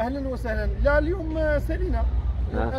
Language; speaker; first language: Arabic; native; Arabic